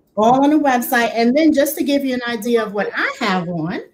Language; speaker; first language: English; native; English